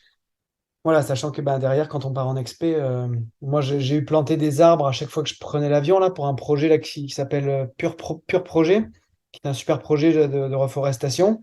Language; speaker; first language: French; native; French